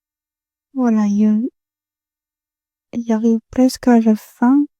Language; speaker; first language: French; non-native, learner; Spanish